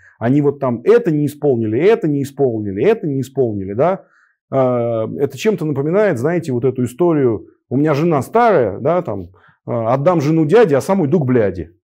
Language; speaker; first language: Russian; native; Russian